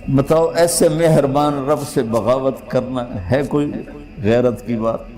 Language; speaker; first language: Urdu; non-native, local second language; Punjabi